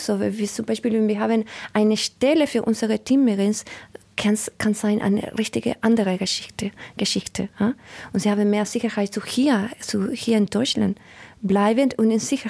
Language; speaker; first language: German; non-native, learner; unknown